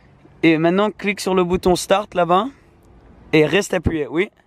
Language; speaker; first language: French; native; French